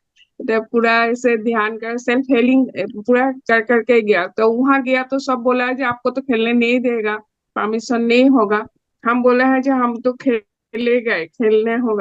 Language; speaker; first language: Hindi; non-native, local second language; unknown